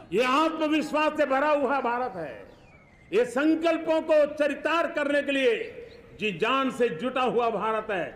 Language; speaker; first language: Hindi; non-native, local second language; Gujarati